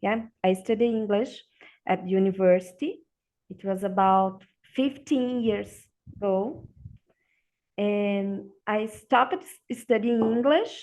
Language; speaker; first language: English; non-native, learner; Portuguese